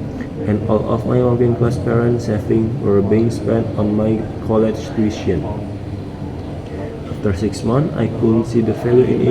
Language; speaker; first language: English; non-native, learner; Indonesian